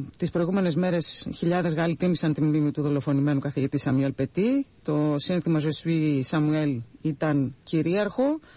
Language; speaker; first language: Greek; native; Greek